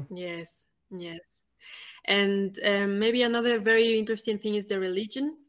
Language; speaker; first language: English; non-native, fluent; Spanish